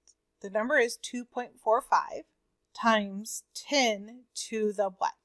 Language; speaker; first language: English; native; English